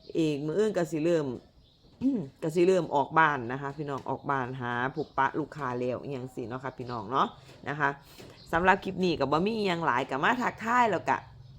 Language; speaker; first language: Thai; native; Thai